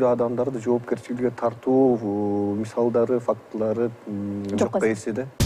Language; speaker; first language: Kyrgyz; native; Kyrgyz